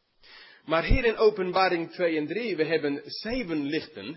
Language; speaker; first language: Dutch; non-native, fluent; English